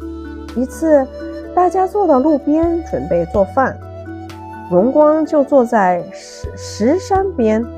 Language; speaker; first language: Chinese; native; Chinese